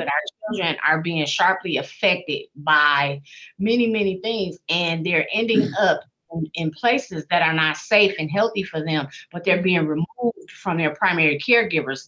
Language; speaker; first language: English; native; English